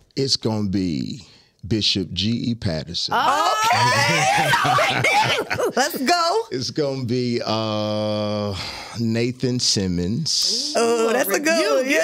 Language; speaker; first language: English; native; English